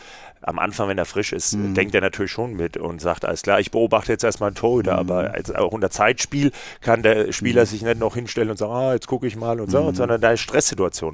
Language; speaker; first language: German; native; German